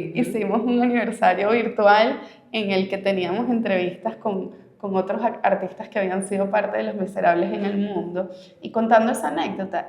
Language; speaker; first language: Spanish; native; Spanish